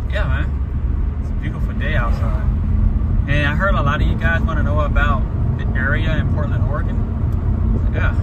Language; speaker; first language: English; native; English